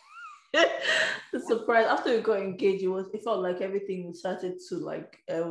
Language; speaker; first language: English; native; English